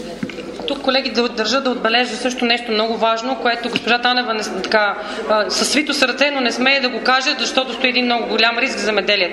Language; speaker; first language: Bulgarian; native; Bulgarian